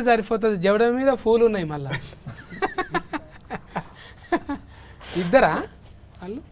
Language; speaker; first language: Telugu; native; Telugu